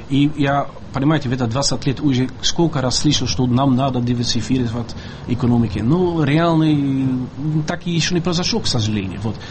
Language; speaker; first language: Russian; non-native, fluent; Dutch